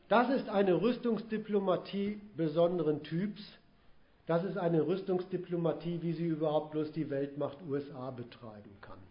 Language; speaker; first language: German; native; German